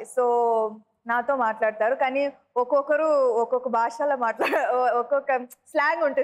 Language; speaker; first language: Telugu; non-native, local second language; Tamil